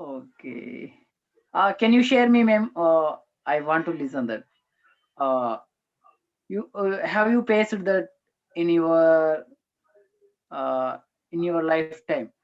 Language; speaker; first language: English; non-native, learner; Telugu